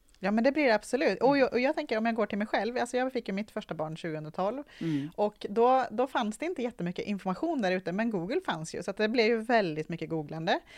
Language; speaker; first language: Swedish; native; Swedish